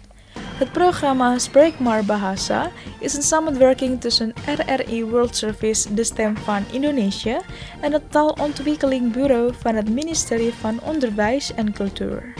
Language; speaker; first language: Dutch; non-native, learner; Indonesian